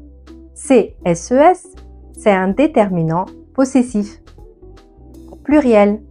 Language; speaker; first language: French; non-native, fluent; Italian